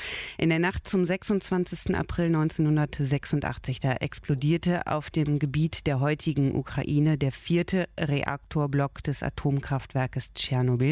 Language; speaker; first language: German; native; German